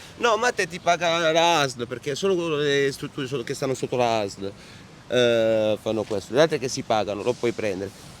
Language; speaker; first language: Italian; native; Italian